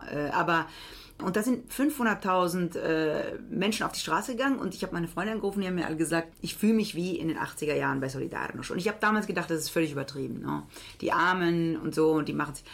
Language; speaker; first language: German; early bilingual, heritage; Italian